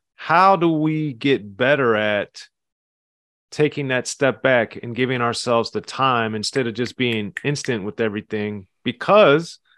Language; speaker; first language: English; native; English